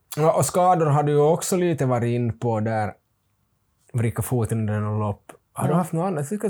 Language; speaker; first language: Swedish; native; Swedish